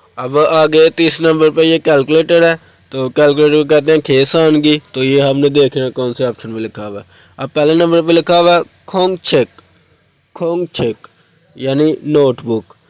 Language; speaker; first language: Urdu; non-native, local second language; Punjabi